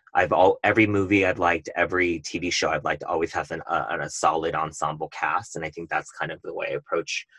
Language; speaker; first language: English; native; English